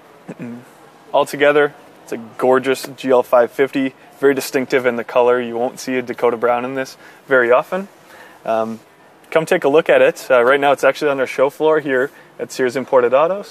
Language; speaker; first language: English; native; English